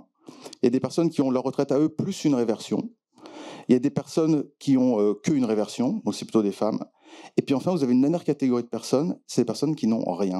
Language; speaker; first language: French; native; French